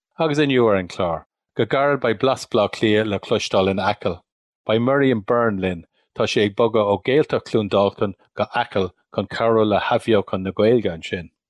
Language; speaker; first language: Irish; non-native, local second language; English